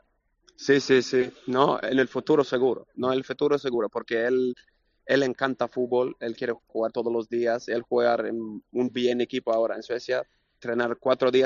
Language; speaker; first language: Spanish; non-native, learner; Swedish